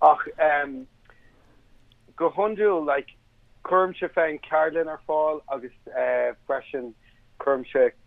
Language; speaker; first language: Irish; non-native, local second language; English